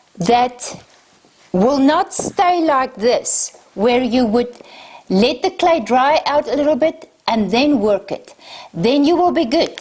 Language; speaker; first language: English; non-native, local second language; Afrikaans